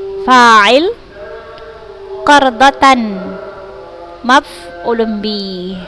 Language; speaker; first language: Arabic; non-native, fluent; Indonesian